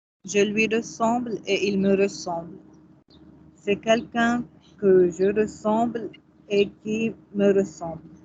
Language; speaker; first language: French; non-native, learner; Arabic